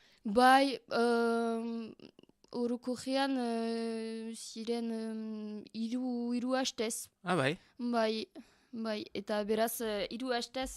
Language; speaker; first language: Basque; non-native, learner; French